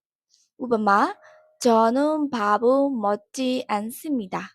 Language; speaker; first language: Korean; non-native, learner; Burmese